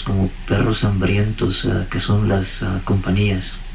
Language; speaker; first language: Spanish; early bilingual, heritage; Spanish